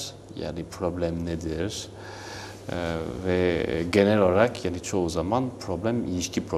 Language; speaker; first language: Turkish; non-native, learner; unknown